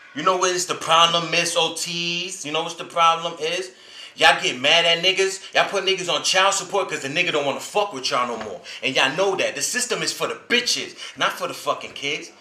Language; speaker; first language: English; native; English